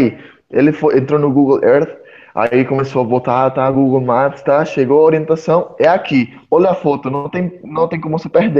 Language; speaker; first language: Portuguese; non-native, fluent; Spanish